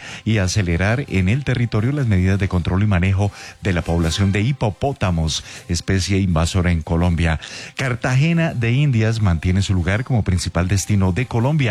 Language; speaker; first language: Spanish; native; Spanish